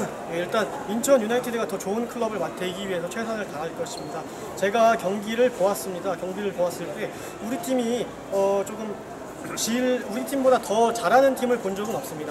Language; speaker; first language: Korean; native; Korean